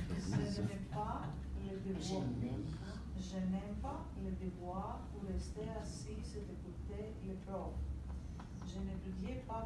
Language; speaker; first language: French; non-native, learner; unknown